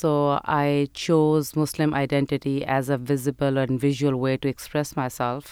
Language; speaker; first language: English; non-native, local second language; Urdu